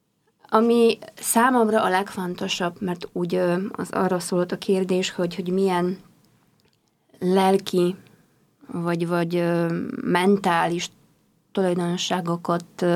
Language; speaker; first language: Hungarian; non-native, fluent; Polish